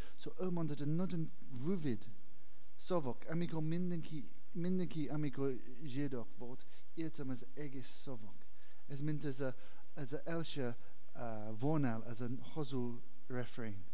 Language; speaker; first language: Hungarian; non-native, learner; English